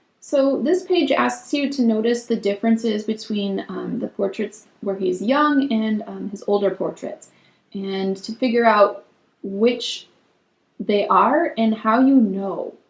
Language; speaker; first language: English; native; English